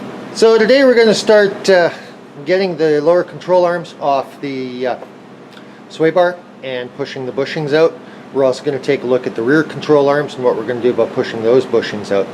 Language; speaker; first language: English; native; English